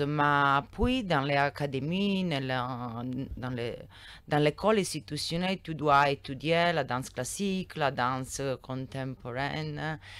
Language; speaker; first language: French; non-native, learner; Italian